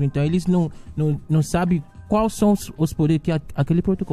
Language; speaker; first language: Portuguese; non-native, fluent; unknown